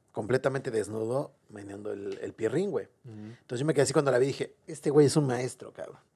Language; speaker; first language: Spanish; native; Spanish